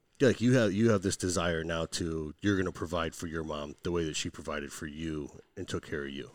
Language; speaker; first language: English; native; English